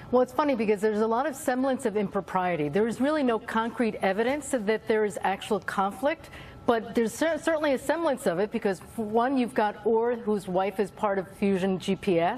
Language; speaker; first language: English; native; English